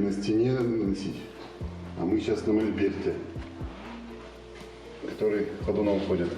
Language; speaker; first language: Russian; native; Russian